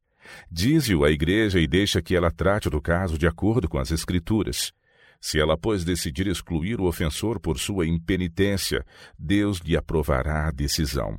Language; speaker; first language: Portuguese; native; Portuguese